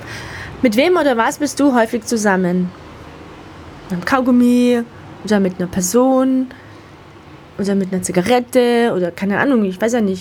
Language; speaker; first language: German; native; German